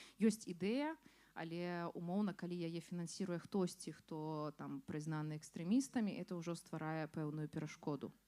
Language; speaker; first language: Belarusian; non-native, local second language; Russian